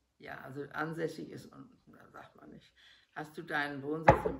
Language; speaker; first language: German; non-native, learner; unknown